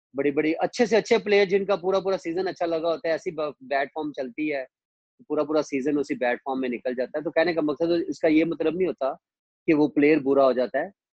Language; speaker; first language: Urdu; non-native, local second language; Punjabi